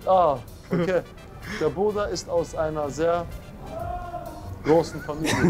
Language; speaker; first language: German; native; German